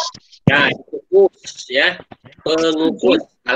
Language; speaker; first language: Indonesian; native; Indonesian